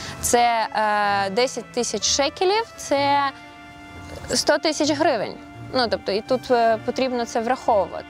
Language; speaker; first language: Ukrainian; native; Ukrainian